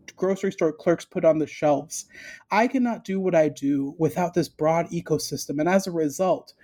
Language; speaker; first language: English; early bilingual, other home language; Spanish